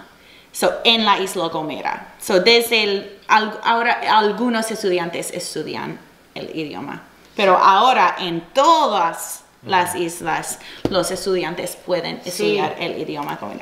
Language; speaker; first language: Spanish; non-native, fluent; English